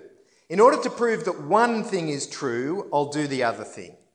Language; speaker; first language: English; native; English